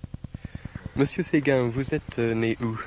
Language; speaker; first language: French; native; French